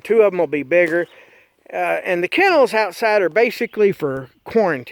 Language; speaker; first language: English; native; English